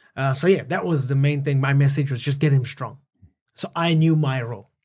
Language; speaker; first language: English; native; English